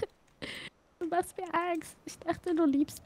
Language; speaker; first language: German; native; German